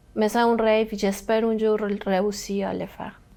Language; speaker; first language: French; non-native, learner; Spanish